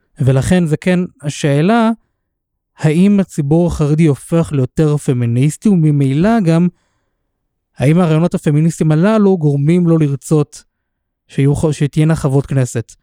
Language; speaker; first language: Hebrew; native; Hebrew